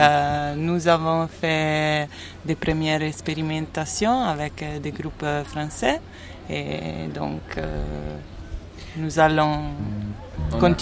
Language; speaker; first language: French; non-native, fluent; Italian